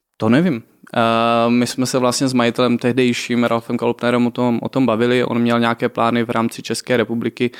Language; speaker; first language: Czech; native; Czech